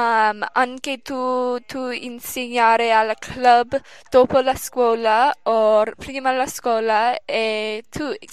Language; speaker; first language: Italian; non-native, learner; English